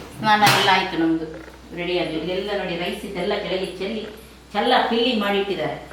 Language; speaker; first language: Kannada; native; Kannada